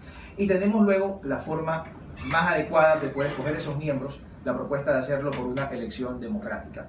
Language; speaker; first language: Spanish; native; Spanish